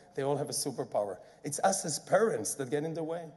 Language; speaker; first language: English; non-native, fluent; Hebrew